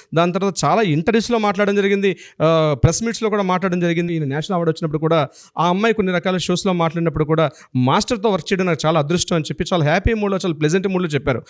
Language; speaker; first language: Telugu; native; Telugu